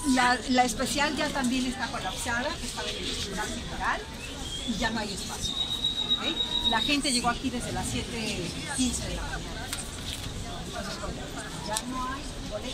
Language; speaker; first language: Spanish; native; Spanish